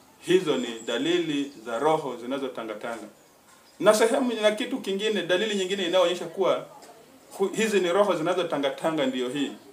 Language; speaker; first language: Swahili; native; Swahili